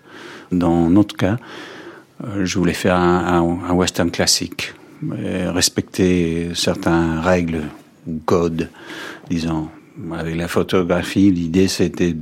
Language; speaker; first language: French; non-native, fluent; English